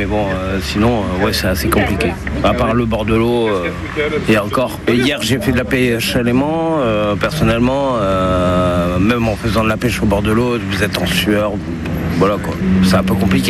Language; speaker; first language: French; native; French